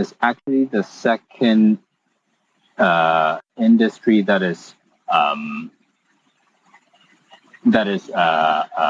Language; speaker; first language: English; non-native, local second language; Cantonese